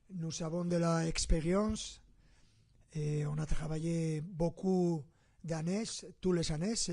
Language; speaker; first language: French; non-native, fluent; Spanish